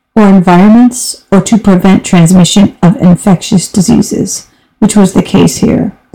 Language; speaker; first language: English; native; English